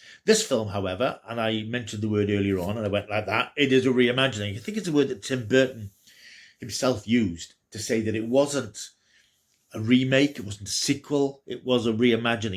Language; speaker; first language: English; native; English